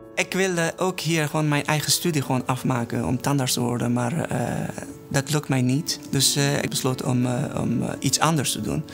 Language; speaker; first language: Dutch; non-native, fluent; Persian